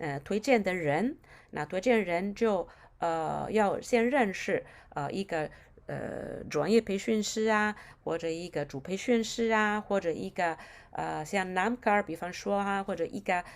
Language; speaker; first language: Chinese; non-native, fluent; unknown